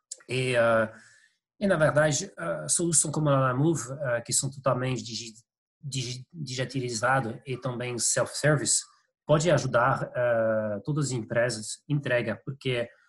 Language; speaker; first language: Portuguese; non-native, fluent; French